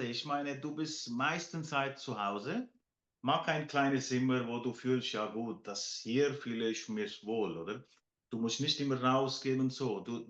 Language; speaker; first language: German; non-native, fluent; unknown